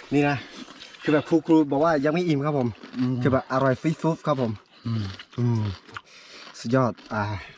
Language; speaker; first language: Thai; non-native, local second language; S'gaw Karen